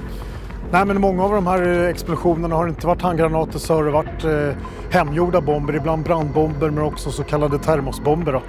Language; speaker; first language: Swedish; native; Swedish